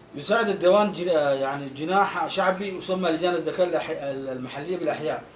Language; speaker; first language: Arabic; native; Arabic